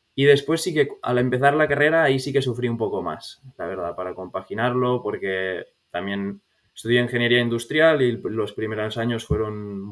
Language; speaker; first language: Spanish; native; Spanish